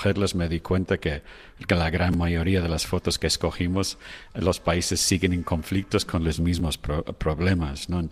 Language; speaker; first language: Spanish; non-native, fluent; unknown